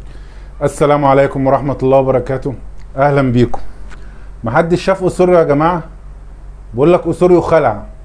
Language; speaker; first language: Arabic; native; Arabic